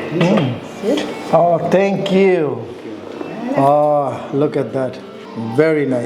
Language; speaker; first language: English; non-native, learner; Bangla